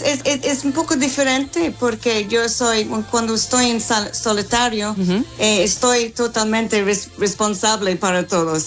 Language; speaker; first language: Spanish; non-native, fluent; English